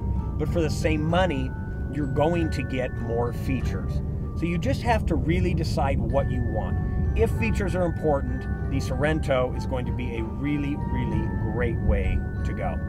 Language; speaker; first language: English; native; English